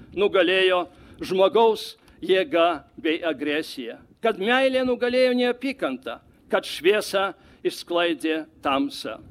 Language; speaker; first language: Lithuanian; non-native, fluent; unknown